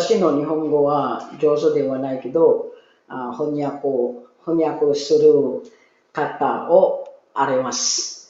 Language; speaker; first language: Japanese; non-native, learner; Filipino